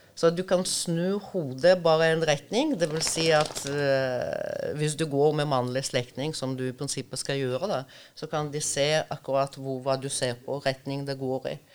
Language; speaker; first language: Norwegian; non-native, fluent; Russian